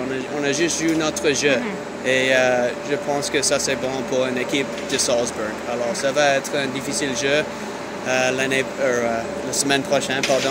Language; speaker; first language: French; non-native, learner; English